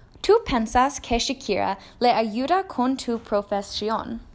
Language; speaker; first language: Spanish; non-native, learner; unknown